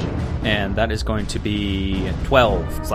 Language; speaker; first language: English; native; English